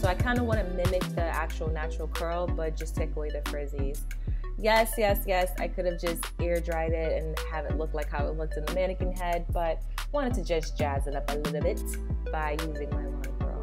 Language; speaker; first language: English; native; English